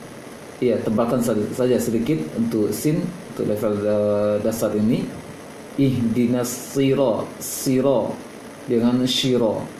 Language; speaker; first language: Indonesian; native; Indonesian